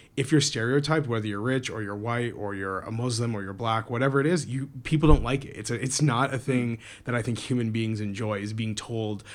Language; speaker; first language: English; native; English